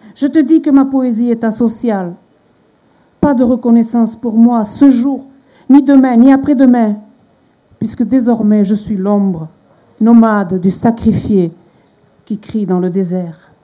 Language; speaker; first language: French; non-native, local second language; Basque